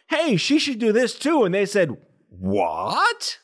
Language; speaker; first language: English; native; English